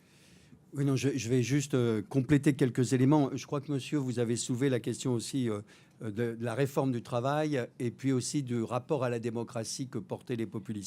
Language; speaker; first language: French; native; French